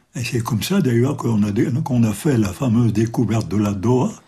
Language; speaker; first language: French; native; French